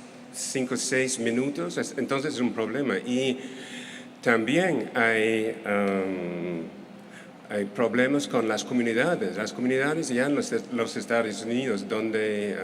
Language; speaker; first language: Spanish; non-native, fluent; English